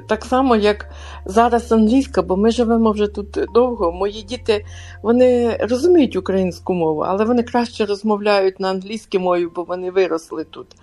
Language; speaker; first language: Ukrainian; non-native, local second language; Russian